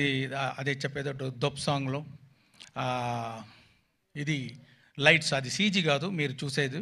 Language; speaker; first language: Telugu; non-native, fluent; Tamil